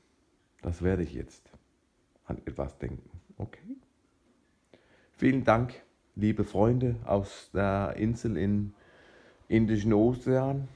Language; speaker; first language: German; non-native, fluent; Danish